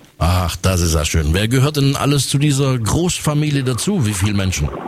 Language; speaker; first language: German; native; German